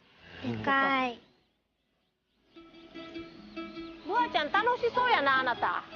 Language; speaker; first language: Japanese; native; Japanese